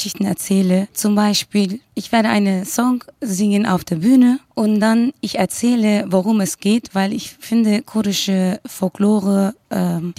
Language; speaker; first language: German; non-native, learner; Kurdish